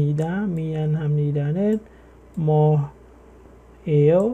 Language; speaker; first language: Korean; non-native, fluent; Khmer